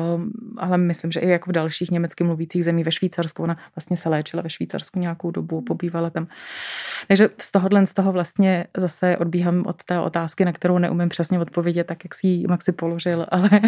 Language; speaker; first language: Czech; native; Czech